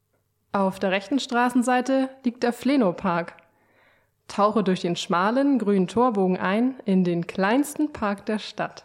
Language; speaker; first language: German; native; German